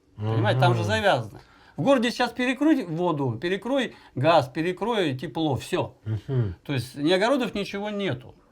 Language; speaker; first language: Russian; native; Russian